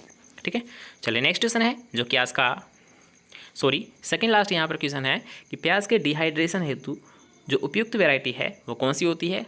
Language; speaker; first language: Hindi; native; Hindi